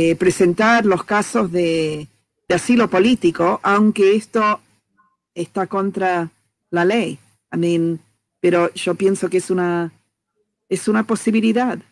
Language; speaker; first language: Spanish; non-native, fluent; English